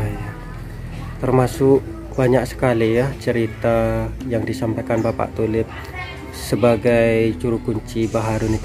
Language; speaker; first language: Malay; non-native, local second language; Javanese